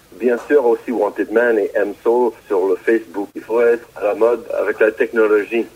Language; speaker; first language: French; native; French